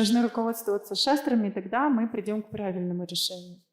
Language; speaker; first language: Russian; native; Russian